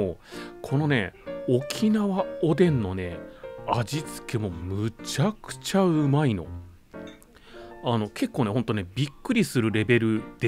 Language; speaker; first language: Japanese; native; Japanese